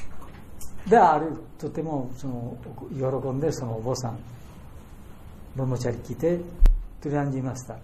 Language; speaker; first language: Japanese; non-native, fluent; Bangla